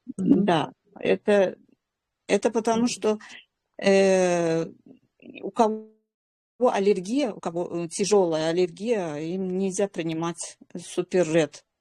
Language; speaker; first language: Russian; non-native, local second language; Azerbaijani